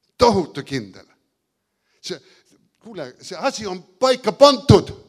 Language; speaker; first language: Estonian; early bilingual, heritage; Estonian